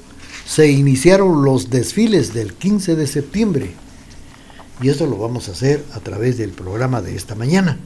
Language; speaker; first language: Spanish; native; Spanish